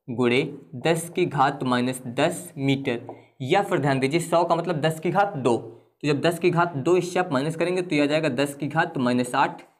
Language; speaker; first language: Hindi; native; Hindi